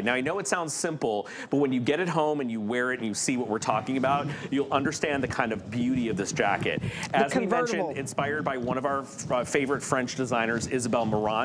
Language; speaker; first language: English; native; English